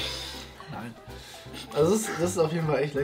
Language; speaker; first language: German; native; German